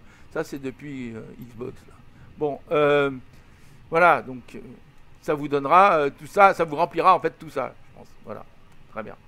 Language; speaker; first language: French; native; French